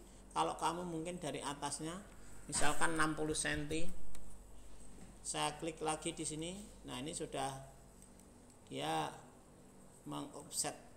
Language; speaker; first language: Indonesian; native; Indonesian